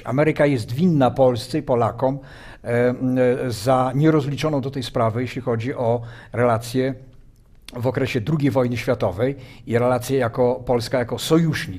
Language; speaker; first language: Polish; native; Polish